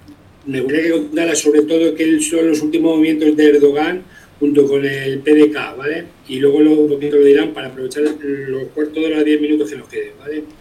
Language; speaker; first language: Spanish; native; Spanish